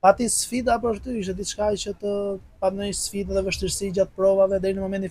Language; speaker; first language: Albanian; native; Albanian